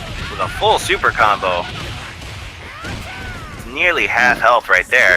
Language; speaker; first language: English; native; English